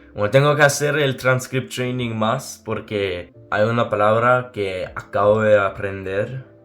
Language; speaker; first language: Spanish; non-native, learner; Azerbaijani